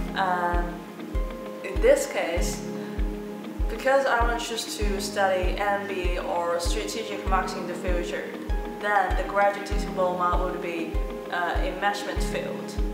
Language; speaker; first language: English; non-native, fluent; Chinese